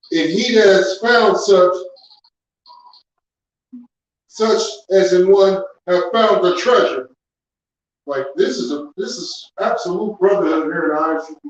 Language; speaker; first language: English; native; English